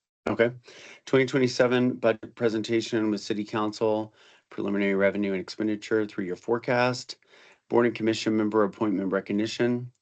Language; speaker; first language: English; native; English